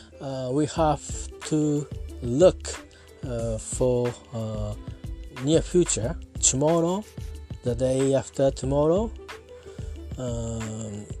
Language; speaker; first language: English; non-native, learner; Japanese